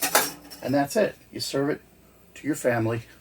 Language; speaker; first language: English; native; English